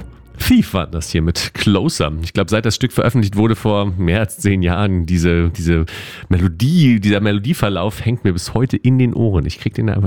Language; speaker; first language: German; native; German